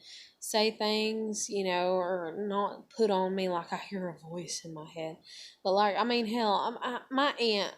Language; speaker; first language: English; native; English